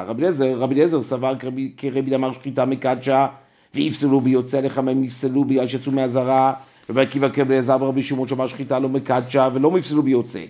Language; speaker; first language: Hebrew; native; Hebrew